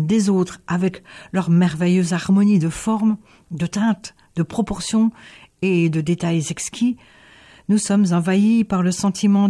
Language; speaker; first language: French; native; French